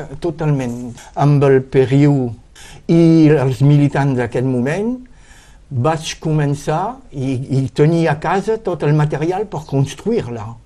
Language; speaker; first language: Catalan; non-native, local second language; French